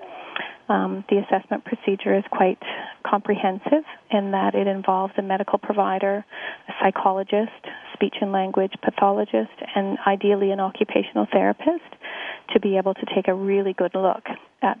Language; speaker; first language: English; native; English